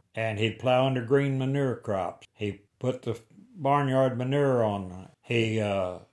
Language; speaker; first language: English; native; English